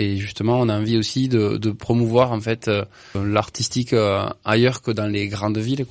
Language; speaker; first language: French; native; French